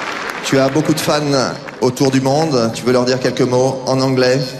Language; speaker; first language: French; native; French